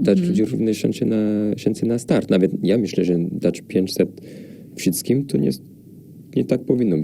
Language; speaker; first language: Polish; non-native, fluent; French